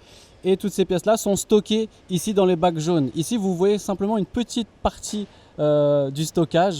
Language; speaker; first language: French; native; French